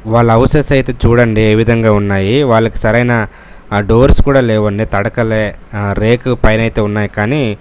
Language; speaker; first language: Telugu; native; Telugu